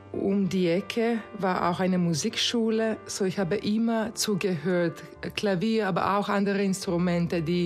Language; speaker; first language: German; non-native, fluent; Croatian